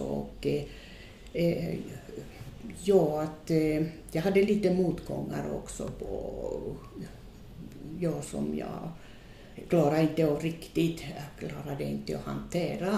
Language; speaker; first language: Swedish; non-native, fluent; Finnish